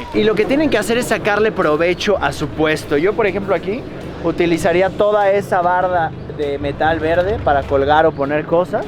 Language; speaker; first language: Spanish; native; Spanish